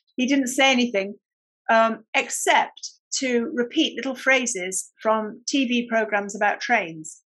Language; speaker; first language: English; native; English